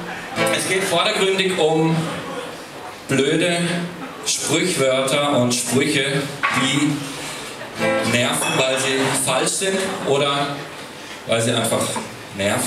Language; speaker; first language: German; native; German